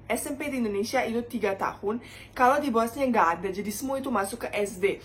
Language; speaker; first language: Indonesian; non-native, fluent; Bosnian